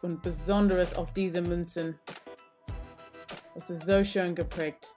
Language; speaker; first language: German; non-native, learner; English